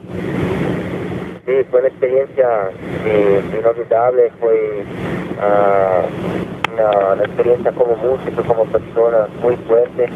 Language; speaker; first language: Spanish; non-native, fluent; Portuguese